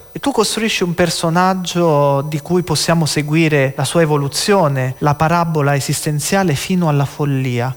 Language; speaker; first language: Italian; native; Italian